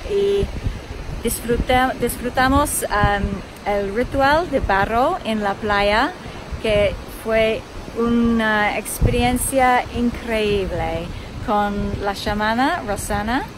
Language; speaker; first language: Spanish; non-native, fluent; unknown